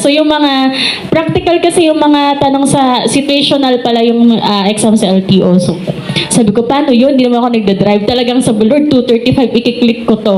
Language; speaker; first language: Filipino; native; Filipino